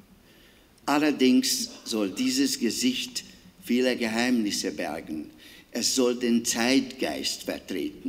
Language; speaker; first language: German; non-native, fluent; Hungarian